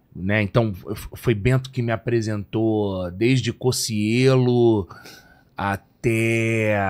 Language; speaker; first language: Portuguese; native; Portuguese